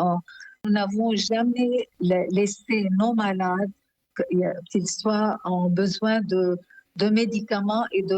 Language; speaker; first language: French; non-native, local second language; Arabic